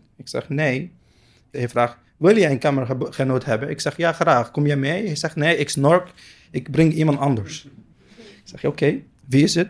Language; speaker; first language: Dutch; non-native, learner; Arabic